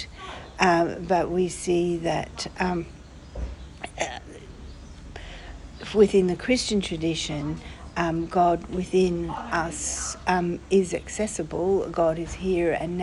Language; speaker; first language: English; native; English